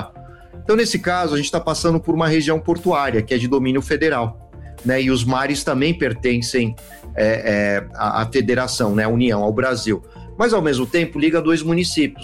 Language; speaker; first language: Portuguese; native; Portuguese